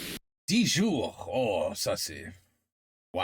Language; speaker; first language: French; non-native, learner; English